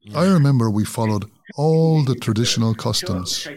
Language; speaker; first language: English; non-native, fluent; Azerbaijani